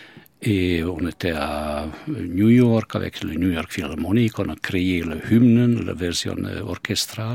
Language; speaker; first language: French; non-native, fluent; Hungarian